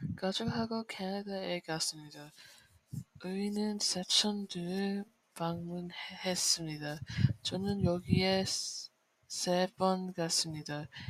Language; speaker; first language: Korean; non-native, learner; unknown